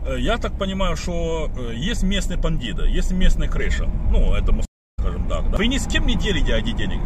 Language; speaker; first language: Russian; non-native, fluent; Chinese